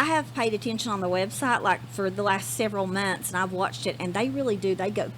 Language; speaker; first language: English; native; English